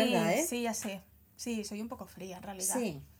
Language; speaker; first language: Spanish; native; Spanish